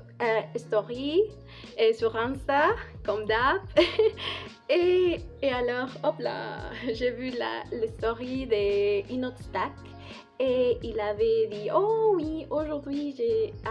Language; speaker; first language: French; non-native, fluent; Spanish